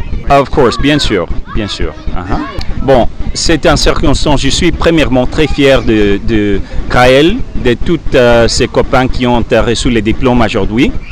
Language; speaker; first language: French; non-native, fluent; English